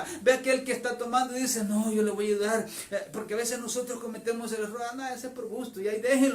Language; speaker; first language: Spanish; native; Spanish